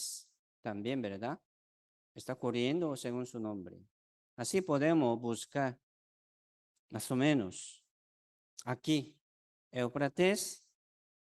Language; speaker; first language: Spanish; non-native, fluent; Korean